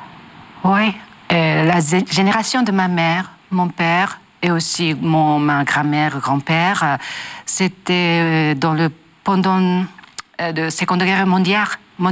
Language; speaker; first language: French; non-native, learner; Japanese